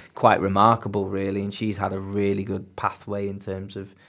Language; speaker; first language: English; native; English